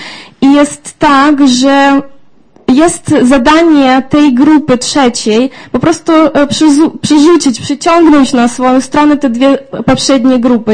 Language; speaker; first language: Polish; non-native, fluent; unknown